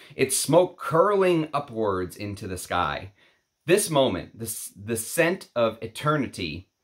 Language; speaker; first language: English; non-native, fluent; Arabic